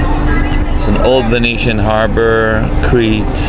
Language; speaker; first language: English; non-native, fluent; Indonesian